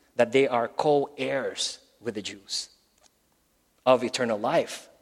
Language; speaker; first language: English; non-native, local second language; Filipino